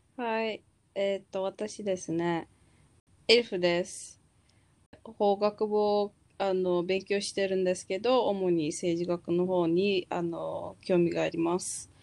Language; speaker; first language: Japanese; non-native, fluent; Turkish